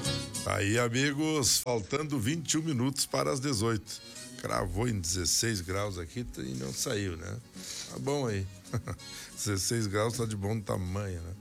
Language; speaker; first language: Portuguese; native; Portuguese